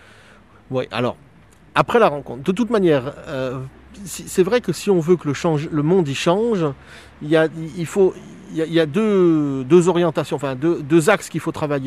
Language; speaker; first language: French; native; French